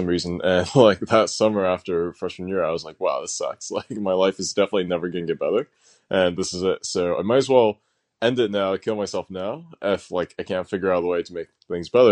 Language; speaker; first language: English; native; English